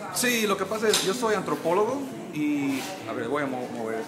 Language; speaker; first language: Spanish; early bilingual, heritage; Spanish